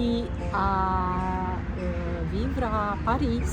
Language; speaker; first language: French; non-native, learner; Romanian